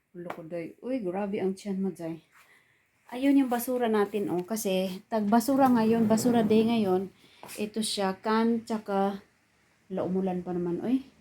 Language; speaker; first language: Filipino; non-native, local second language; Cebuano